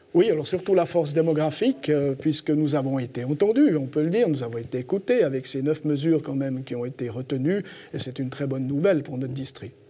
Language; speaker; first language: French; native; French